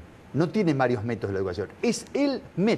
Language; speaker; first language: Spanish; native; Spanish